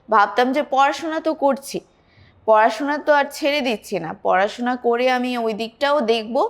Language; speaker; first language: Bangla; native; Bangla